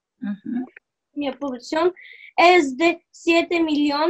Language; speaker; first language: Spanish; non-native, learner; Bulgarian